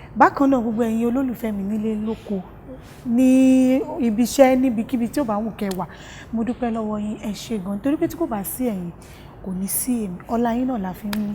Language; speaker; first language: Yoruba; native; Yoruba